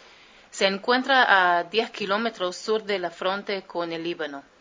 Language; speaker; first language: Spanish; early bilingual, heritage; Spanish